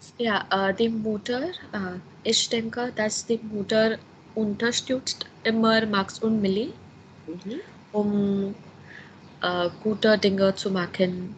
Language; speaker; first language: German; non-native, learner; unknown